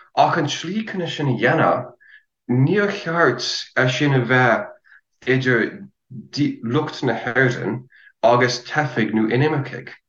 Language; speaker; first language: Irish; non-native, fluent; English